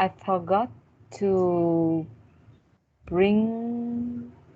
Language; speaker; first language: English; non-native, learner; Vietnamese